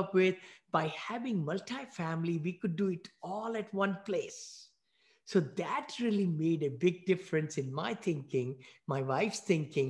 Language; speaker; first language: English; non-native, local second language; Hindi